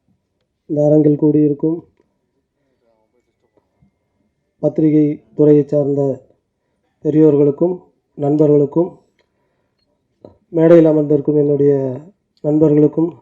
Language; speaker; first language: Tamil; native; Tamil